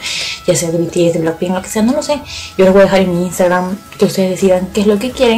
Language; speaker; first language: Spanish; native; Spanish